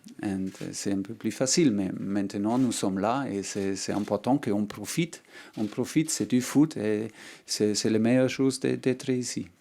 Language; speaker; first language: French; non-native, learner; German